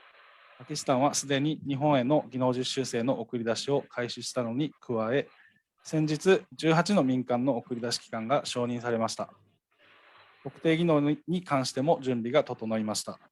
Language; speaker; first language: Japanese; native; Japanese